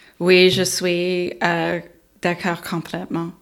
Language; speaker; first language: French; non-native, learner; English